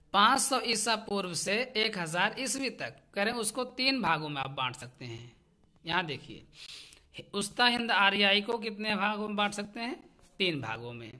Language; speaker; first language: Hindi; native; Hindi